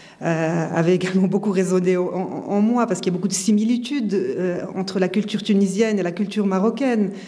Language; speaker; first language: French; non-native, local second language; Arabic